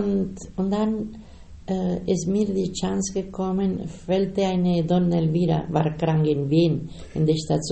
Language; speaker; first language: German; non-native, learner; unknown